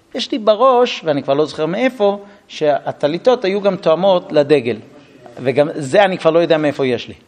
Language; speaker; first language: Hebrew; non-native, fluent; English